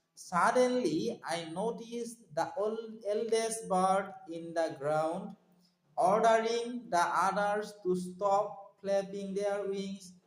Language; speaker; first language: English; non-native, local second language; Assamese